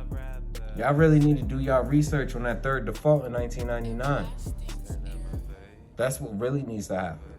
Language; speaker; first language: English; native; English